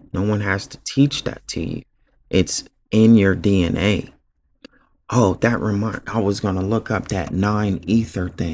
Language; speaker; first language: English; native; English